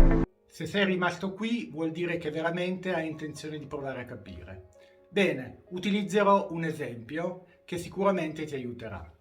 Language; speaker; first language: Italian; native; Italian